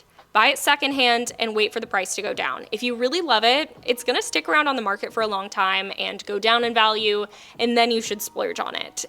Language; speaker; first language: English; native; English